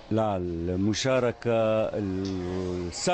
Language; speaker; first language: Arabic; native; Arabic